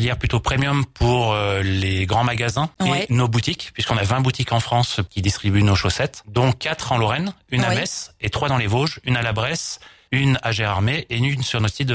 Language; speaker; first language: French; native; French